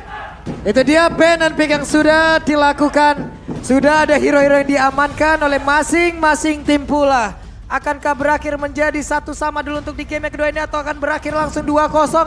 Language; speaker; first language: Indonesian; native; Indonesian